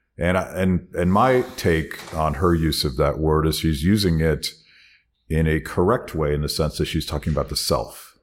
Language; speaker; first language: English; native; English